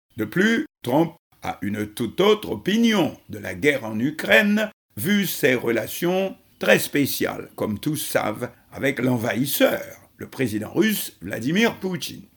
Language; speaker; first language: French; non-native, local second language; Haitian Creole